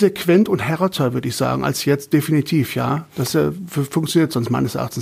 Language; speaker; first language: German; native; German